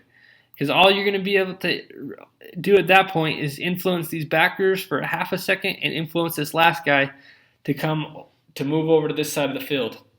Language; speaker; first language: English; native; English